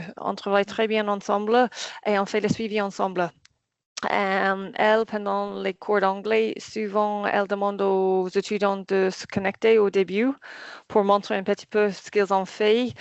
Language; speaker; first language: French; non-native, fluent; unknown